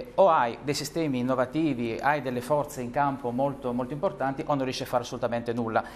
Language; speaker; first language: Italian; native; Italian